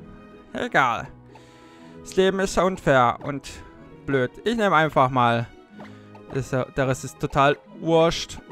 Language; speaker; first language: German; native; German